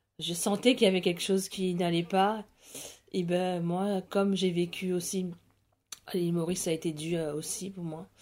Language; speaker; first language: French; non-native, local second language; Morisyen